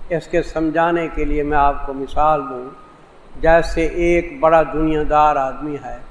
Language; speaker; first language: Urdu; non-native, local second language; Saraiki